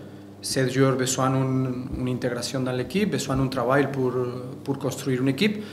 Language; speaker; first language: French; non-native, fluent; Spanish